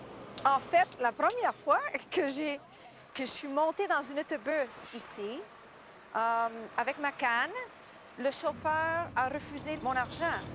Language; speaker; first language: French; non-native, local second language; English